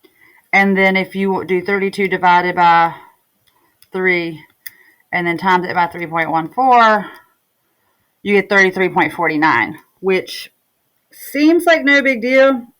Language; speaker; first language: English; native; English